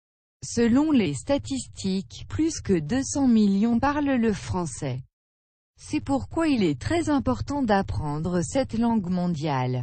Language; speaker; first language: French; non-native, learner; Russian